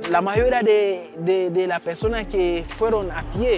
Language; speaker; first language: Spanish; non-native, learner; Haitian Creole